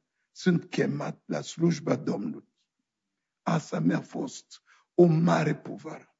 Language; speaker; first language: Romanian; non-native, fluent; French